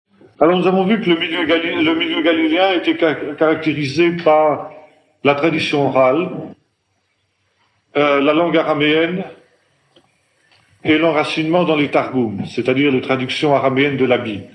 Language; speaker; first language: French; native; French